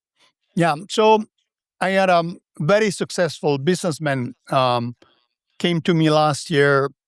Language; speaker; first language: English; non-native, fluent; Italian